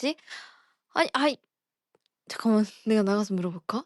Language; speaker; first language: Korean; non-native, fluent; Japanese